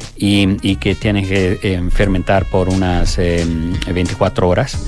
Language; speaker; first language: Spanish; non-native, fluent; Italian